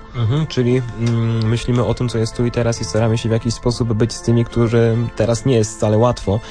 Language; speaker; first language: Polish; native; Polish